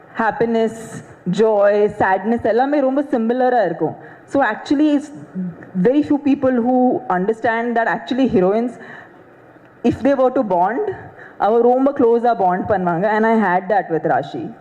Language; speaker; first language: Tamil; non-native, fluent; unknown